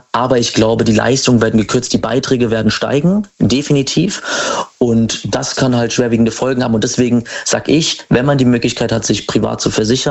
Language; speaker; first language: German; native; German